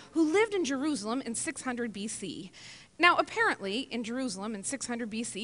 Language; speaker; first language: English; native; English